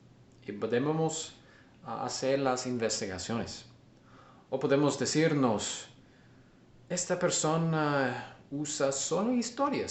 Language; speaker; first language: Spanish; non-native, learner; English